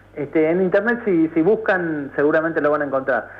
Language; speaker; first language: Spanish; native; Spanish